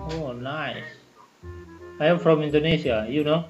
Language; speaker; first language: English; non-native, learner; Indonesian